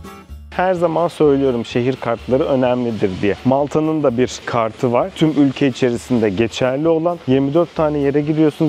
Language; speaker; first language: Turkish; native; Turkish